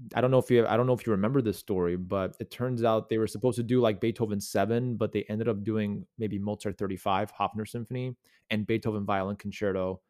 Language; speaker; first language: English; native; English